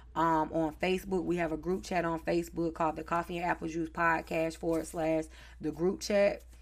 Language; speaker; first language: English; native; English